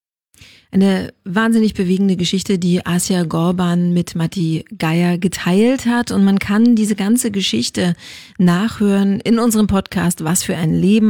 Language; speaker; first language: German; native; German